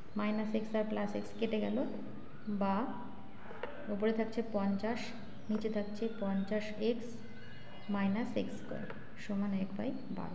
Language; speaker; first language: Bangla; native; Bangla